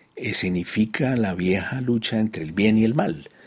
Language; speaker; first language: Spanish; native; Spanish